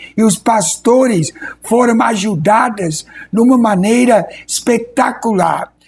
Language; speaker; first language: Portuguese; non-native, fluent; English